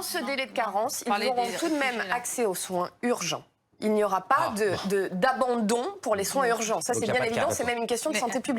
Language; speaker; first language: French; native; French